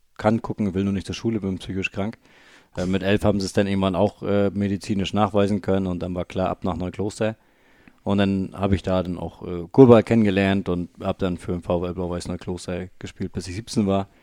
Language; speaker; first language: German; native; German